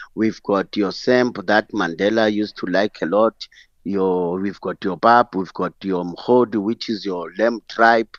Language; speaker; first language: English; non-native, local second language; Xhosa